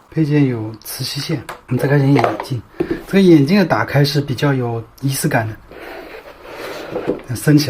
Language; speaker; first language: Chinese; native; Chinese